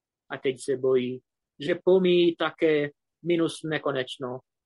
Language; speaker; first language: Czech; non-native, fluent; Romanian